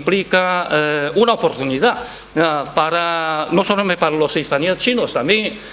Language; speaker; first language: Spanish; non-native, fluent; Chinese